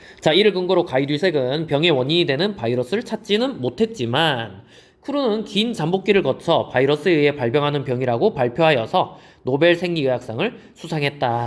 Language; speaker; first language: Korean; native; Korean